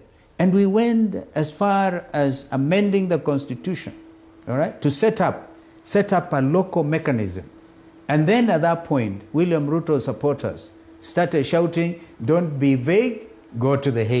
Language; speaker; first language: English; non-native, local second language; Kamba